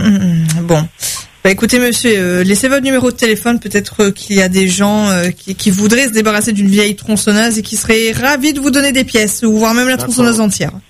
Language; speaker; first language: French; native; French